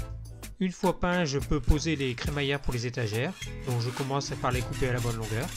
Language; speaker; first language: French; native; French